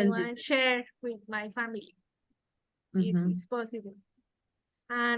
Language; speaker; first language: English; non-native, learner; Spanish